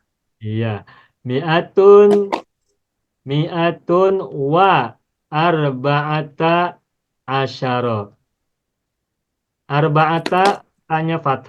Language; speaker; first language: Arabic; non-native, fluent; Indonesian